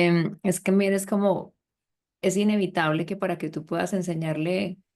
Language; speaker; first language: Spanish; native; Spanish